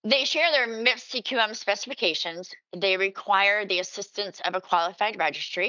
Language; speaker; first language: English; native; English